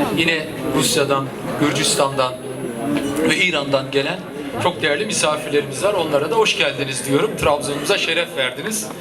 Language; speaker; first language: Turkish; native; Turkish